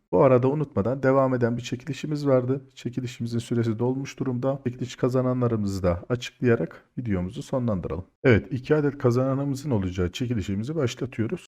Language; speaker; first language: Turkish; native; Turkish